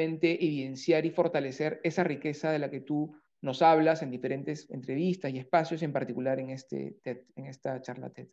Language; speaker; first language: Spanish; native; Spanish